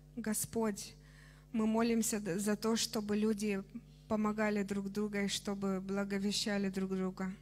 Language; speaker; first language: Russian; non-native, fluent; Romanian